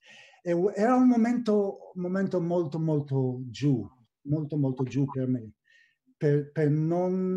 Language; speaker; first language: Italian; non-native, fluent; Hebrew